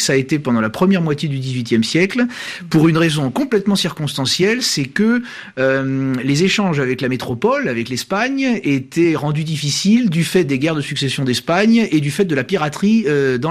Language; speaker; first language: French; native; French